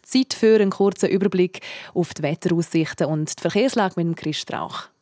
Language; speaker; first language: German; native; German